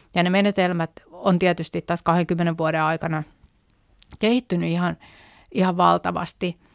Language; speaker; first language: Finnish; native; Finnish